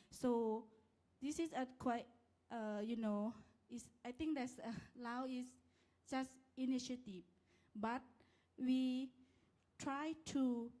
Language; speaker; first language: English; non-native, learner; Lao